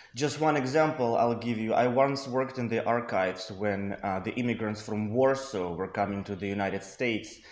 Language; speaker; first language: English; non-native, fluent; Russian